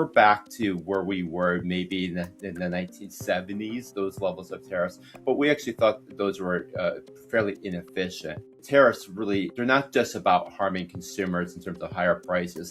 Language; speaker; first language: English; native; English